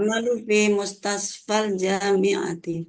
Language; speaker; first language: Arabic; non-native, learner; Indonesian